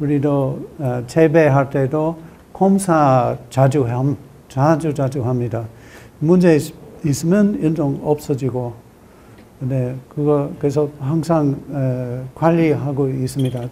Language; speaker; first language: Korean; non-native, learner; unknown